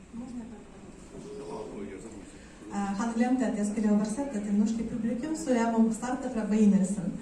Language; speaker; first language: Swedish; non-native, fluent; Ukrainian